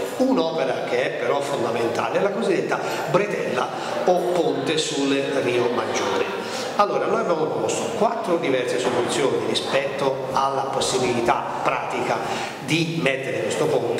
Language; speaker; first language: Italian; native; Italian